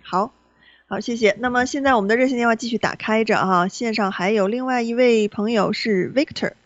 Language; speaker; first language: Chinese; native; Chinese